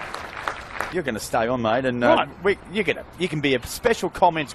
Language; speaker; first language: English; native; English